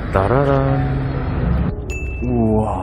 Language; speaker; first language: Korean; native; Korean